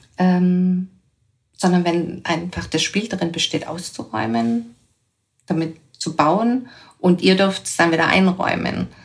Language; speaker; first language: German; native; German